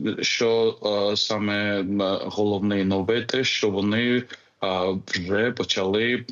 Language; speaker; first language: Ukrainian; non-native, fluent; Georgian